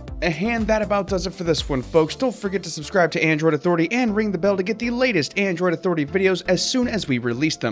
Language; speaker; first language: English; native; English